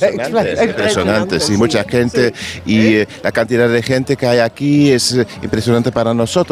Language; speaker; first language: Spanish; non-native, learner; Dutch